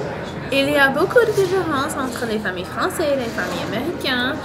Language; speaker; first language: French; non-native, learner; English